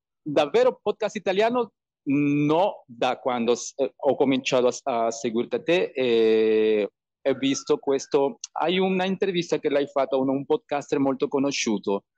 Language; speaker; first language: Italian; non-native, learner; Spanish